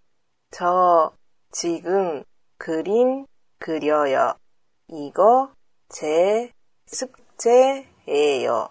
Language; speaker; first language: Korean; non-native, learner; Japanese